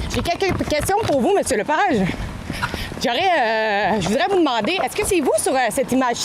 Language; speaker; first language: French; native; French